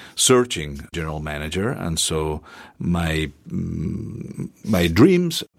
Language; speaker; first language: English; non-native, fluent; Spanish